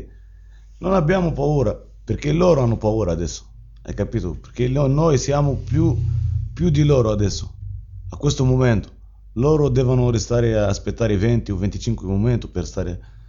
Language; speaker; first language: Italian; non-native, learner; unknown